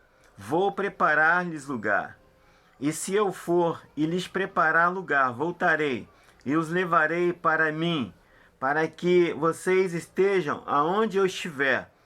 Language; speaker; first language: Portuguese; native; Portuguese